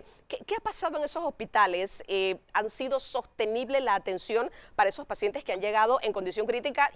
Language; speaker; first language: Spanish; native; Spanish